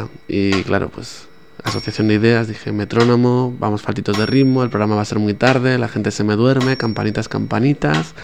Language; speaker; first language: Spanish; native; Spanish